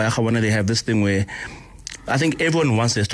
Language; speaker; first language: English; non-native, local second language; Northern Sotho